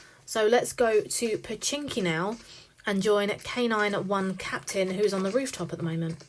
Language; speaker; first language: English; native; English